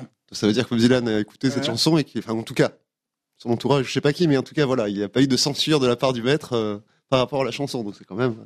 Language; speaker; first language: French; native; French